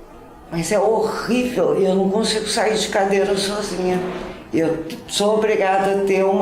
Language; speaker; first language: Portuguese; native; Portuguese